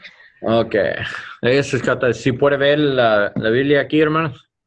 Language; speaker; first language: Spanish; non-native, learner; English